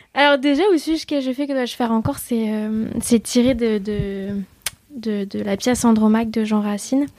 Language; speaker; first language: French; early bilingual, other home language; Vietnamese